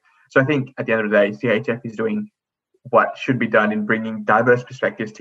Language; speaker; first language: English; native; English